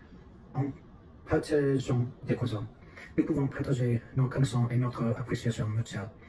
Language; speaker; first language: French; non-native, learner; English